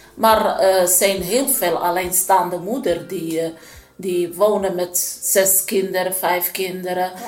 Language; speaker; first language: Dutch; non-native, learner; Arabic